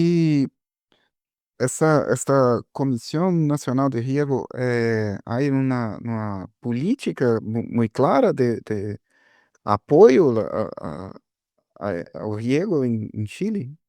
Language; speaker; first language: Spanish; non-native, learner; Portuguese